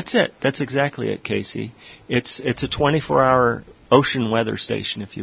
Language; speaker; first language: English; native; English